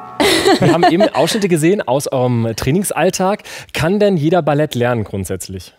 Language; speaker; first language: German; native; German